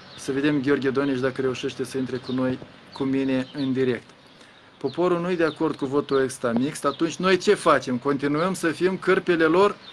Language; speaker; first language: Romanian; native; Romanian